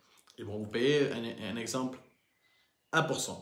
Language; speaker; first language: French; non-native, learner; Portuguese